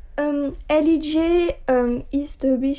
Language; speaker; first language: German; non-native, learner; French